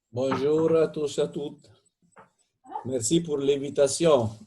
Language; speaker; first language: French; non-native, fluent; Italian